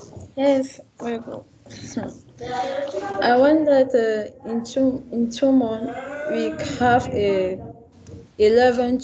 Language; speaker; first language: English; non-native, learner; French